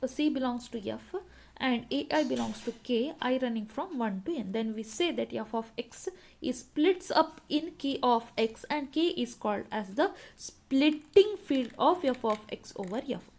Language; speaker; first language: English; non-native, local second language; Kannada